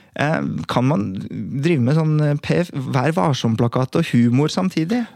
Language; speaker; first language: Norwegian; native; Norwegian